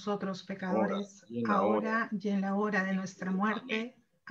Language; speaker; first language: Spanish; native; Spanish